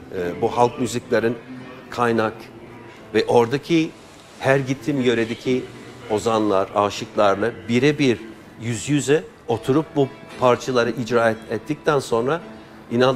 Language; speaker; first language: Turkish; non-native, fluent; English